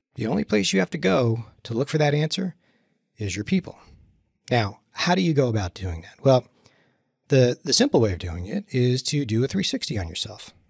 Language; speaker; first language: English; native; English